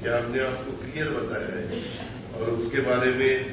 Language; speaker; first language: Hindi; non-native, local second language; Marathi